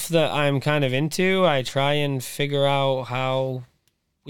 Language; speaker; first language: English; native; English